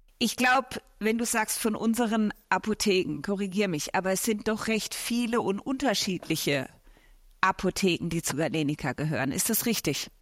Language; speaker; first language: German; native; German